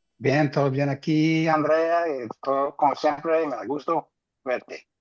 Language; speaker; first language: Spanish; non-native, fluent; English